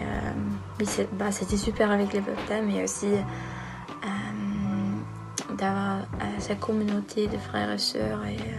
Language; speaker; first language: French; non-native, learner; Norwegian